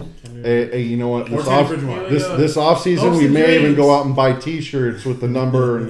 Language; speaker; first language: English; native; English